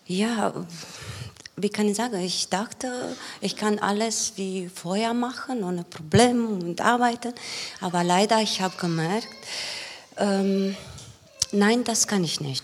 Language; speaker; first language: German; non-native, learner; Romanian